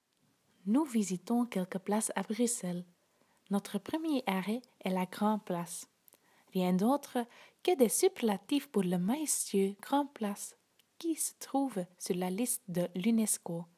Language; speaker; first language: French; non-native, learner; Dutch